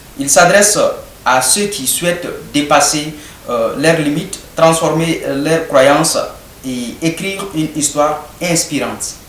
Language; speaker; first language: French; non-native, local second language; Bambara